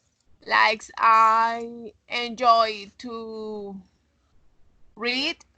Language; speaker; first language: English; non-native, learner; Spanish